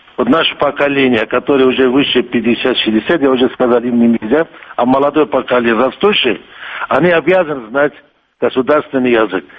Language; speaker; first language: Russian; non-native, local second language; Kurdish